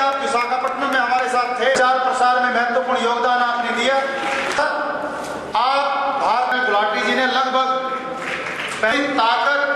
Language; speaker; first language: Hindi; native; Hindi